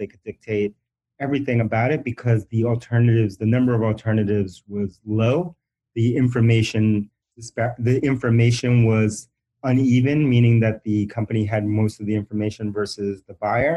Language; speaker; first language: English; early bilingual, other home language; Spanish